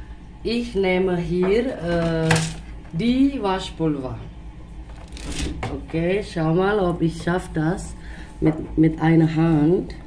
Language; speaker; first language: German; non-native, fluent; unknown